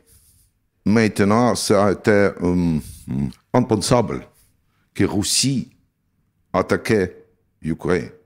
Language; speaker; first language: French; non-native, learner; Russian